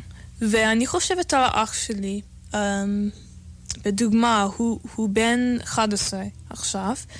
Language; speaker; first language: Hebrew; non-native, learner; English